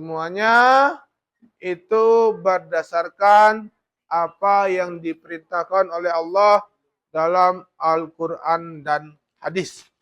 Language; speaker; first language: Indonesian; native; Indonesian